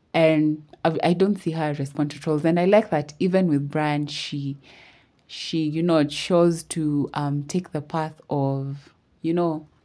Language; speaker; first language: English; non-native, local second language; Swahili